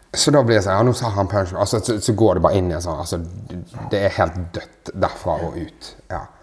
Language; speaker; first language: Norwegian; native; Norwegian